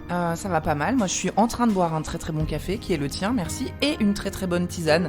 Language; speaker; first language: French; native; French